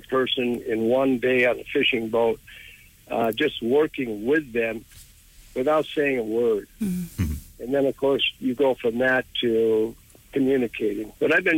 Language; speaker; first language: English; native; English